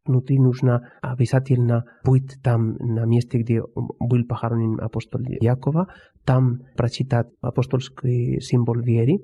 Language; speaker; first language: Russian; non-native, fluent; Spanish